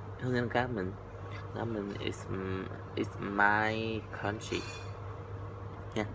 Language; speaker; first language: English; non-native, learner; Vietnamese